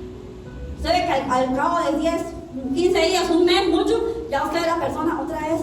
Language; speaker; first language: Spanish; native; Spanish